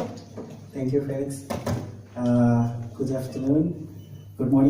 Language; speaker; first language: English; non-native, learner; Indonesian